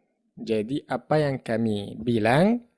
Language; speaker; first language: Indonesian; non-native, fluent; Arabic